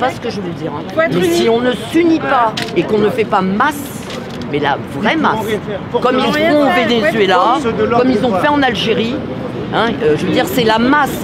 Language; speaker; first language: French; native; French